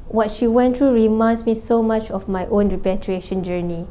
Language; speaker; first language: English; non-native, local second language; Malay